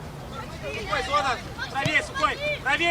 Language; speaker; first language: Russian; native; Russian